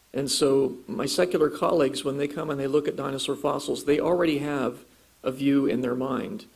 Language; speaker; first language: English; native; English